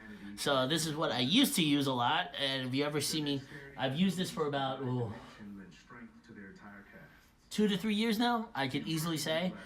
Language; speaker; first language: English; native; English